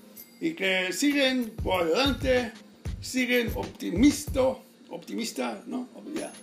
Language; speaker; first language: Spanish; non-native, fluent; English